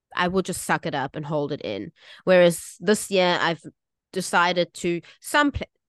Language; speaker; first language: English; native; English